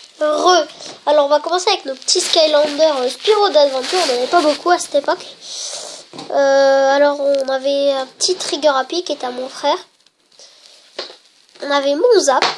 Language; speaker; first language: French; native; French